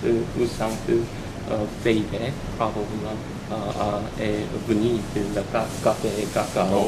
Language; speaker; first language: French; non-native, learner; Korean